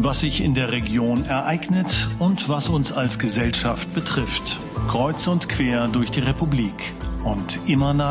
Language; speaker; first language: German; native; German